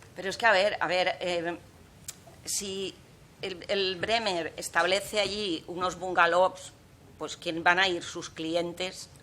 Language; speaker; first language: Spanish; non-native, local second language; Catalan